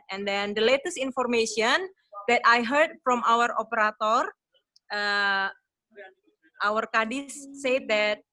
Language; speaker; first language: English; non-native, learner; Indonesian